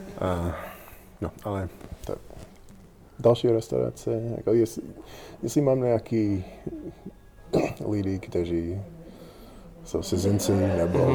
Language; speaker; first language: Czech; non-native, learner; English